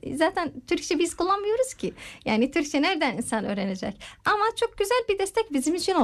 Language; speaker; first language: Turkish; non-native, learner; Arabic